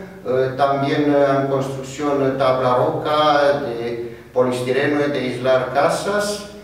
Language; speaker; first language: Spanish; non-native, fluent; Romanian